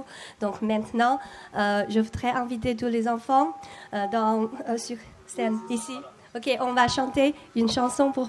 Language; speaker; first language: French; non-native, learner; Chinese